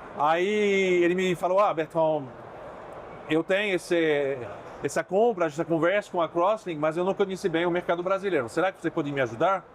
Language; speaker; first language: Portuguese; non-native, fluent; French